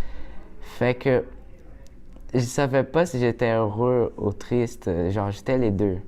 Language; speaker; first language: French; early bilingual, other home language; Portuguese